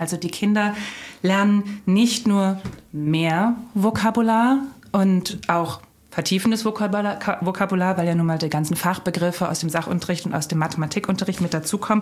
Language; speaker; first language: German; native; German